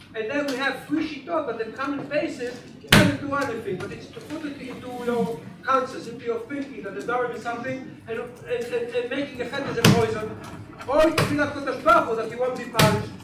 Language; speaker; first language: English; non-native, learner; Hebrew